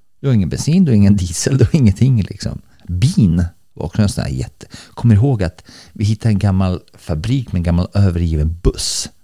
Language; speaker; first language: Swedish; early bilingual, other home language; Bosnian